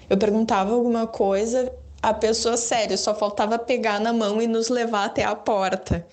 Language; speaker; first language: Portuguese; native; Portuguese